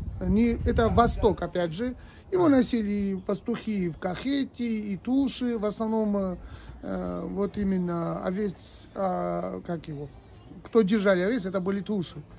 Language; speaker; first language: Russian; non-native, local second language; Georgian